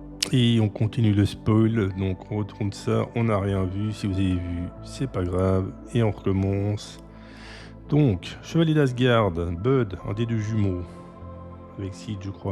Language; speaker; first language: French; native; French